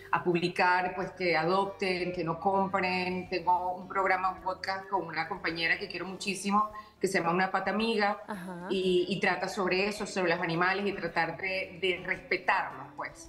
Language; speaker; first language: Spanish; native; Spanish